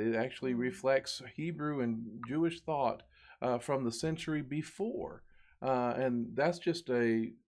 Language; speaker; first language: English; native; English